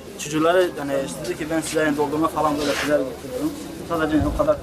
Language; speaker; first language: Turkish; non-native, learner; Tajik